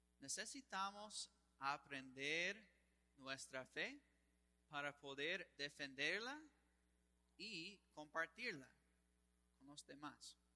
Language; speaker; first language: Spanish; non-native, fluent; English